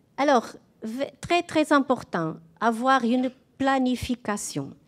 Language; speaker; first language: French; non-native, fluent; Portuguese